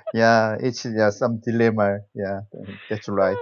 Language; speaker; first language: English; non-native, learner; Korean